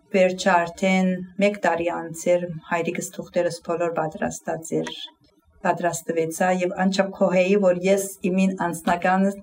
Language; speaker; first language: Armenian; early bilingual, heritage; Armenian